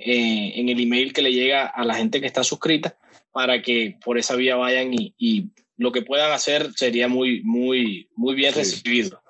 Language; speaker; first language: Spanish; native; Spanish